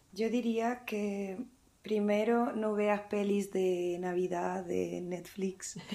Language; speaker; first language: Spanish; early bilingual, heritage; Spanish